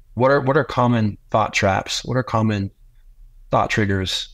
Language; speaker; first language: English; native; English